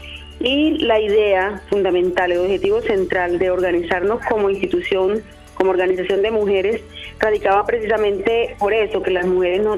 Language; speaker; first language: Spanish; native; Spanish